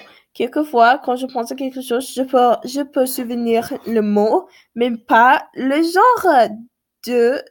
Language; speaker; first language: French; non-native, learner; English